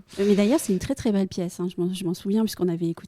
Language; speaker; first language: French; native; French